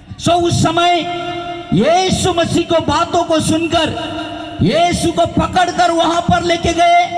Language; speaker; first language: Hindi; non-native, local second language; Nepali